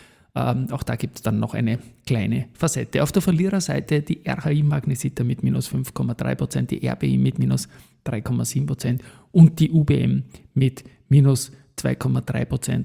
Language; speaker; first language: German; native; German